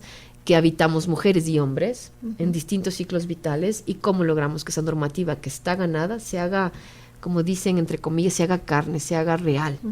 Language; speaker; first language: Spanish; native; Spanish